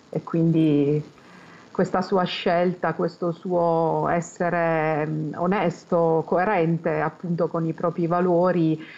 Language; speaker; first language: Italian; native; Italian